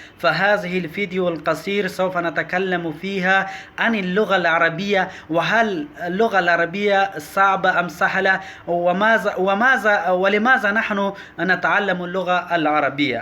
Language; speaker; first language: Arabic; non-native, learner; Pashto